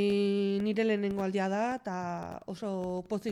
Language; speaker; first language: Basque; non-native, local second language; Spanish